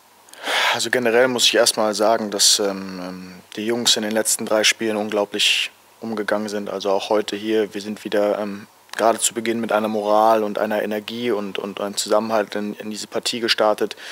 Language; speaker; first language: German; native; German